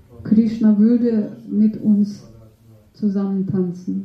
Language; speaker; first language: German; non-native, fluent; Russian